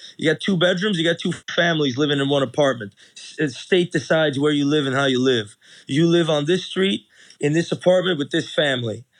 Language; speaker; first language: English; early bilingual, other home language; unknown